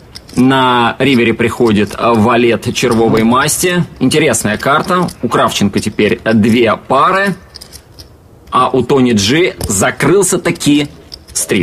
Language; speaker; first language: Russian; native; Russian